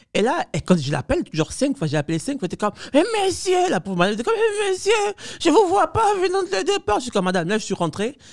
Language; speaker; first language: French; non-native, fluent; Spanish